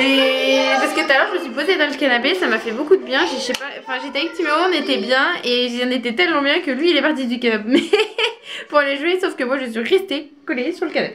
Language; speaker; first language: French; native; French